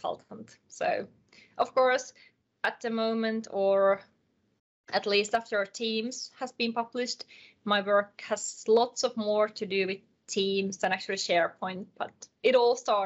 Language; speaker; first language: English; non-native, fluent; Finnish